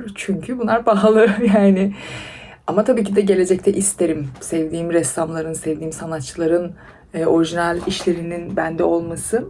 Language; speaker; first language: Turkish; early bilingual, other home language; Persian